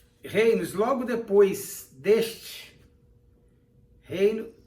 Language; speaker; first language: Portuguese; native; Portuguese